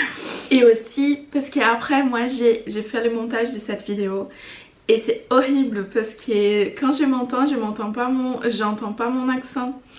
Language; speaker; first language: French; non-native, fluent; Portuguese